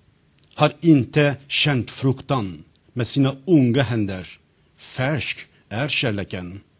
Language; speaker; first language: Swedish; non-native, fluent; Zaza